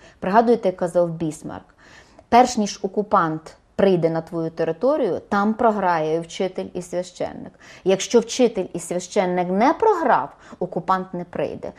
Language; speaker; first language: Ukrainian; native; Ukrainian